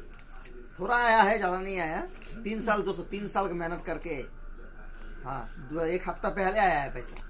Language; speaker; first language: Hindi; non-native, local second language; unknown